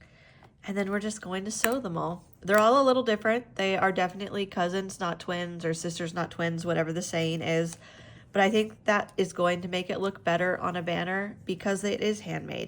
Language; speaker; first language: English; native; English